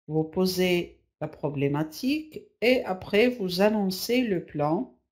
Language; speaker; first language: French; non-native, local second language; Arabic